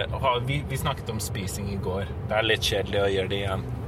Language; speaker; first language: Norwegian; non-native, learner; English